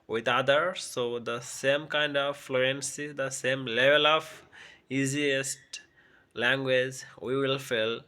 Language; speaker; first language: English; non-native, local second language; Bangla